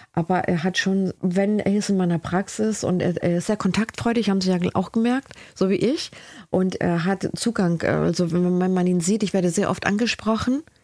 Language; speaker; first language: German; early bilingual, other home language; Spanish